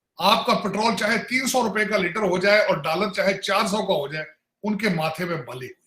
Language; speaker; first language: Urdu; native; Urdu